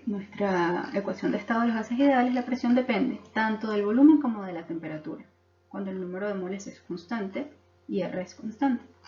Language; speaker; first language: Spanish; native; Spanish